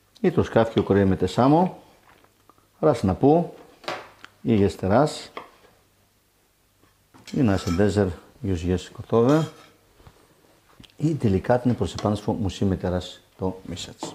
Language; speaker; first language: Polish; non-native, learner; Greek